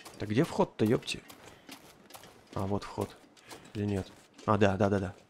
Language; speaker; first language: Russian; native; Russian